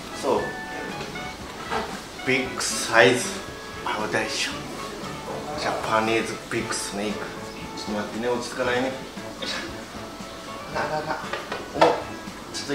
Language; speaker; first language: Japanese; native; Japanese